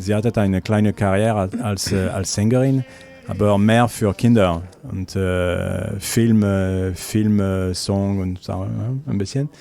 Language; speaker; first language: German; non-native, learner; French